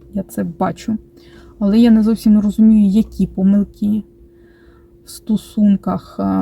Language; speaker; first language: Ukrainian; non-native, local second language; Russian